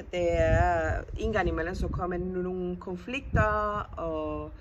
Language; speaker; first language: Danish; non-native, fluent; Spanish